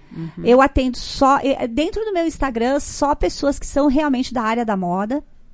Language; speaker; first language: Portuguese; native; Portuguese